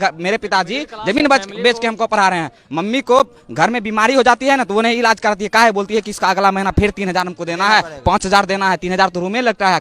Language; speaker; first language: Hindi; native; Hindi